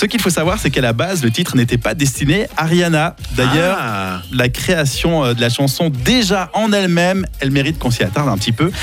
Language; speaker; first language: French; native; French